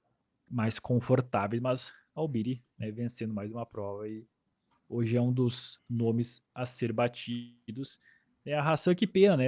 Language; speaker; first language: Portuguese; native; Portuguese